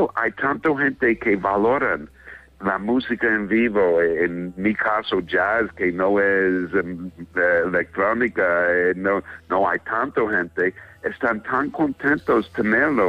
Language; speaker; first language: Spanish; non-native, fluent; English